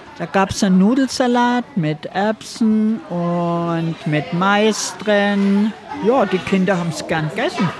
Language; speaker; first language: German; native; German